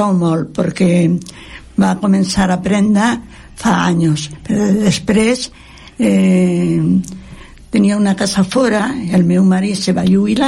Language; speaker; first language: Catalan; non-native, local second language; Spanish